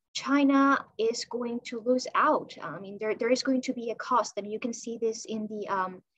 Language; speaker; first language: English; non-native, fluent; Chinese